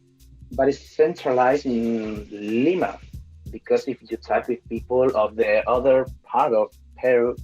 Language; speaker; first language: English; non-native, fluent; Spanish